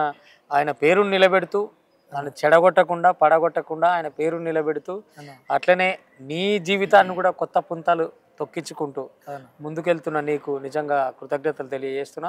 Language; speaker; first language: Telugu; native; Telugu